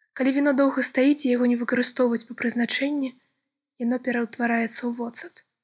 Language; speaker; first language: Belarusian; non-native, local second language; Russian